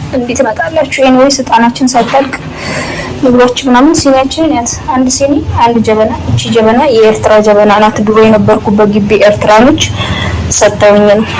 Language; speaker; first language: Amharic; native; Amharic